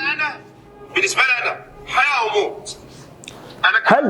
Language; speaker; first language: Arabic; native; Arabic